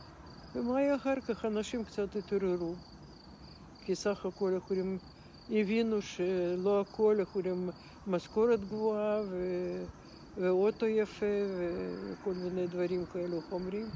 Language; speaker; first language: Hebrew; non-native, fluent; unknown